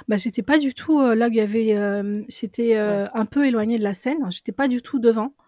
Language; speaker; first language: French; early bilingual, other home language; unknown